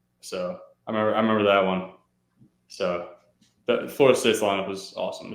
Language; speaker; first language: English; native; English